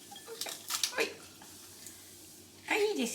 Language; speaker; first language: Japanese; native; Japanese